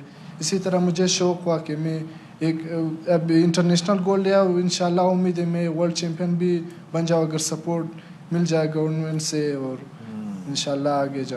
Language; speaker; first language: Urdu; non-native, local second language; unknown